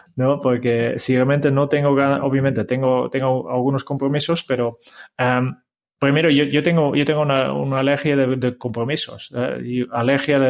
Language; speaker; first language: Spanish; non-native, fluent; Dutch